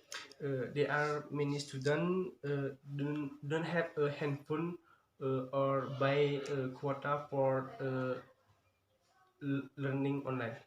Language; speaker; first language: English; non-native, learner; Indonesian